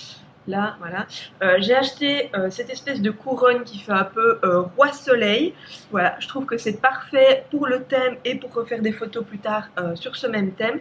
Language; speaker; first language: French; native; French